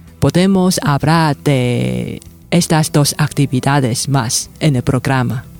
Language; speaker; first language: Spanish; non-native, fluent; Chinese